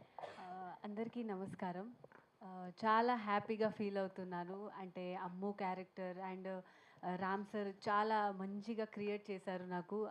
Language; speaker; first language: Telugu; non-native, fluent; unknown